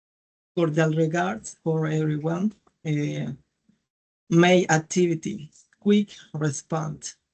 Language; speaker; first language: English; non-native, learner; Spanish